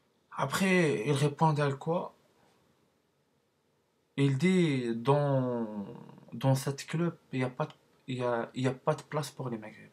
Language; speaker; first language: French; non-native, learner; Arabic